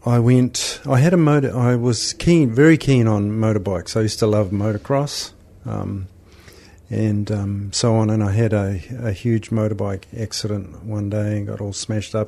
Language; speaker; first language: English; native; English